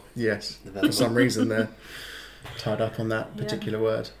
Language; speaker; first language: English; native; English